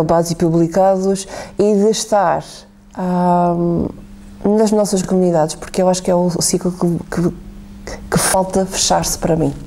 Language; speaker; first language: Portuguese; native; Portuguese